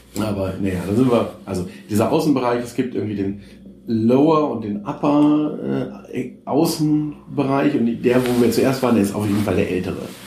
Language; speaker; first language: German; native; German